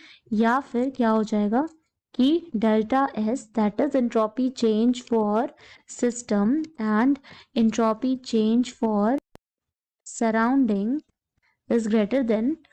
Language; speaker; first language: Hindi; native; Hindi